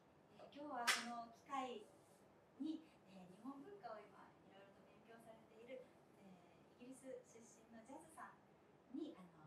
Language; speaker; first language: Japanese; native; Japanese